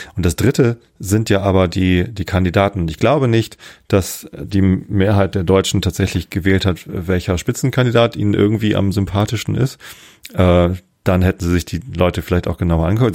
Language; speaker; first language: German; native; German